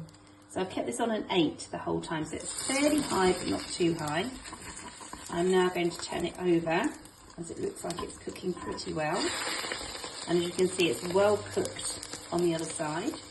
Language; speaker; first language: English; native; English